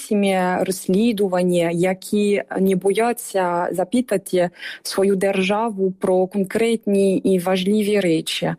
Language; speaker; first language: Ukrainian; non-native, fluent; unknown